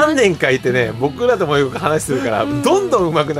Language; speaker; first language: Japanese; native; Japanese